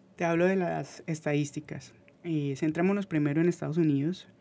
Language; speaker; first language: Spanish; native; Spanish